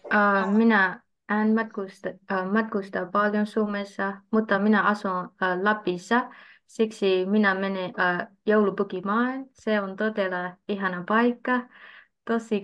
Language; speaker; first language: Finnish; non-native, learner; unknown